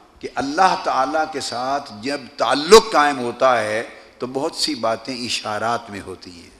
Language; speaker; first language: Urdu; native; Urdu